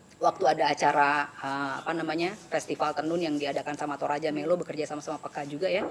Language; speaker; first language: Indonesian; native; Indonesian